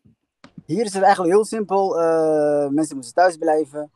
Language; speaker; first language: Dutch; early bilingual, other home language; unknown